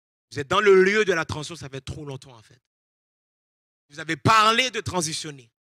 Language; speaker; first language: French; native; French